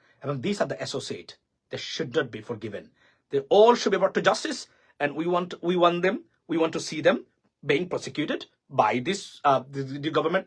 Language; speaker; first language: English; non-native, local second language; Bangla